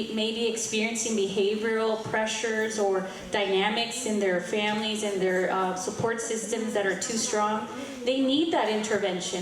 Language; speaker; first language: English; early bilingual, heritage; Spanish